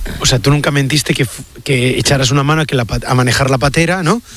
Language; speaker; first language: Spanish; native; Spanish